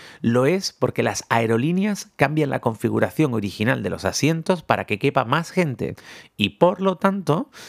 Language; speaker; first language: Spanish; native; Spanish